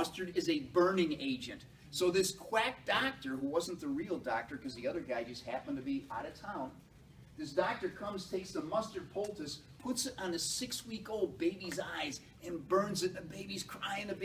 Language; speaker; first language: English; native; English